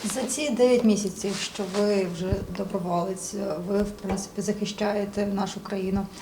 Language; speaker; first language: Ukrainian; native; Ukrainian